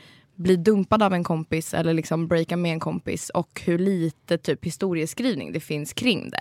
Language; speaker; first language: Swedish; native; Swedish